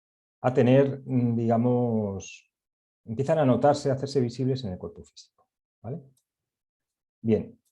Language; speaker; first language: Spanish; native; Spanish